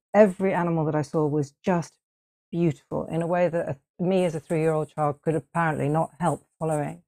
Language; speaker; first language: English; native; English